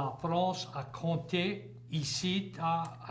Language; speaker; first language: French; native; French